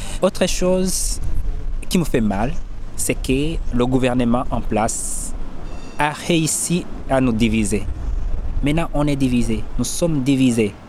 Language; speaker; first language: French; non-native, local second language; Rundi